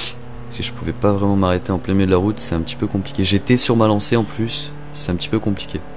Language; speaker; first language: French; native; French